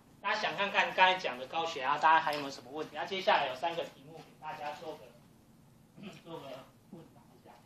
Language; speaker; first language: Chinese; native; Chinese